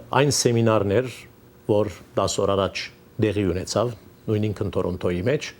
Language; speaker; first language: Armenian; early bilingual, heritage; Armenian